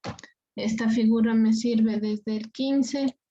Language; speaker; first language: Spanish; native; Spanish